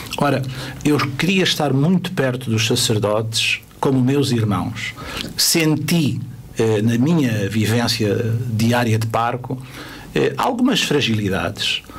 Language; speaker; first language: Portuguese; native; Portuguese